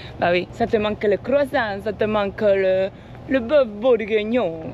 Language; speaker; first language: French; non-native, fluent; Spanish